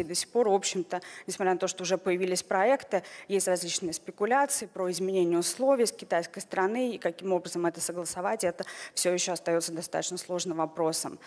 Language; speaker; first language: Russian; native; Russian